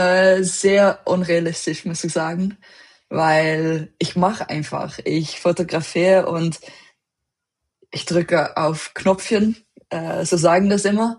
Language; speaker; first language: German; non-native, fluent; Dutch